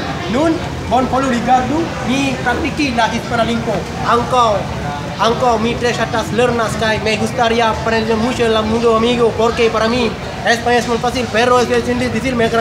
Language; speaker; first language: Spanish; non-native, learner; Indonesian